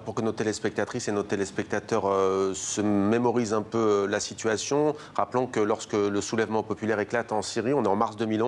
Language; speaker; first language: French; native; French